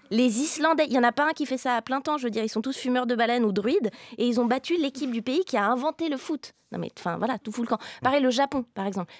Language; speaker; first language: French; native; French